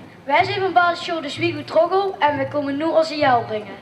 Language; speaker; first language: Dutch; native; Dutch